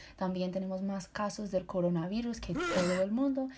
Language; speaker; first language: Spanish; non-native, fluent; English